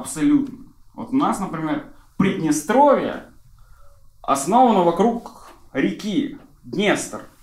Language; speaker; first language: Russian; native; Russian